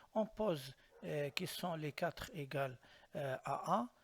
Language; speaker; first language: French; non-native, local second language; Arabic